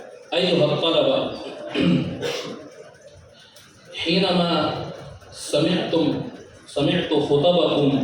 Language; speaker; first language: Arabic; non-native, fluent; Urdu